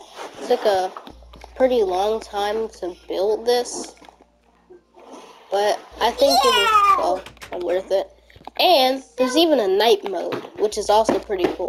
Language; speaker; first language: English; native; English